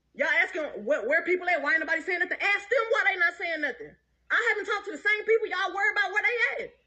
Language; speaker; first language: English; native; English